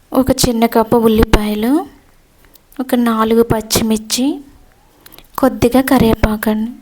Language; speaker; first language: Telugu; native; Telugu